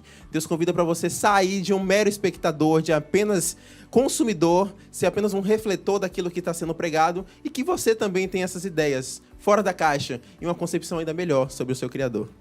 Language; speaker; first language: Portuguese; native; Portuguese